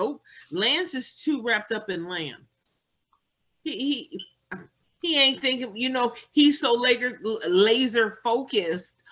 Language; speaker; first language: English; native; English